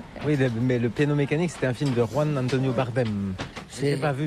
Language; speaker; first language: French; native; French